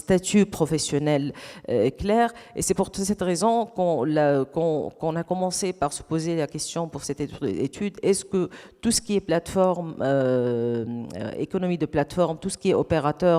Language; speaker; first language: French; non-native, local second language; Arabic